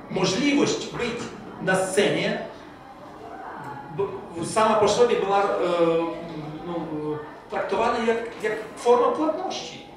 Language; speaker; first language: Polish; non-native, fluent; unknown